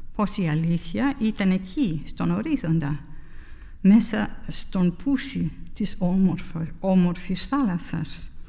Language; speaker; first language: Greek; non-native, fluent; English